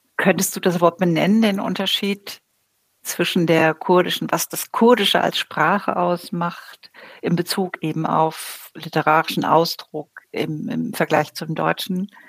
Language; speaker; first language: German; native; German